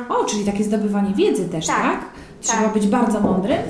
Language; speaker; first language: Polish; native; Polish